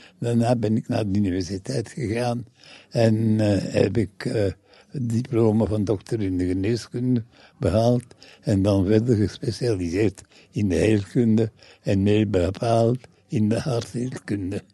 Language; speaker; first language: Dutch; non-native, fluent; English